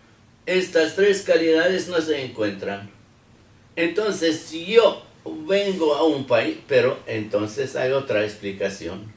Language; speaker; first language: Spanish; non-native, fluent; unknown